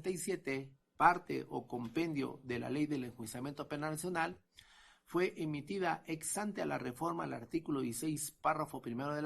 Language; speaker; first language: Spanish; native; Spanish